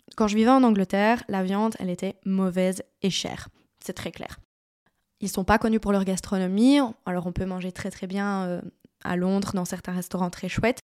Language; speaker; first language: French; native; French